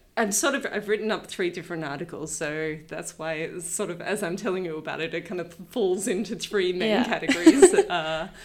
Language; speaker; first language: English; native; English